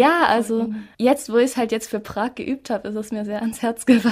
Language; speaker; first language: German; native; German